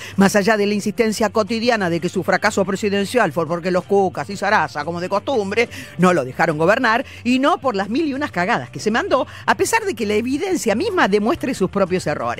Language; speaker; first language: Spanish; native; Spanish